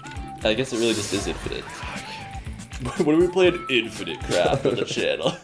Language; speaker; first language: English; native; English